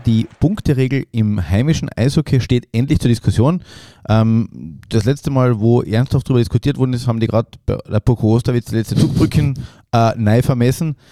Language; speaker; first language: German; native; German